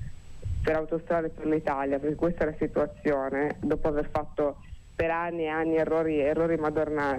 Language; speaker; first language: Italian; native; Italian